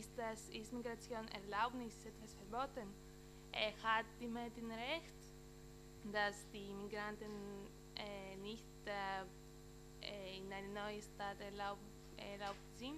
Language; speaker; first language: German; non-native, learner; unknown